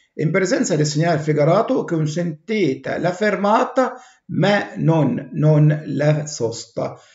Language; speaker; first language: Italian; non-native, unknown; Arabic